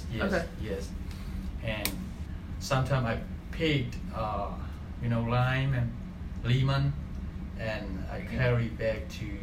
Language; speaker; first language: English; non-native, learner; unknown